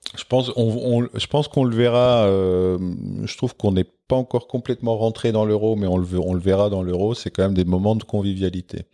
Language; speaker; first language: French; non-native, local second language; Dutch